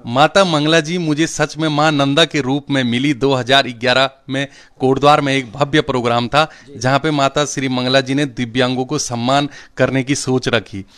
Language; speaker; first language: Hindi; non-native, local second language; Garhwali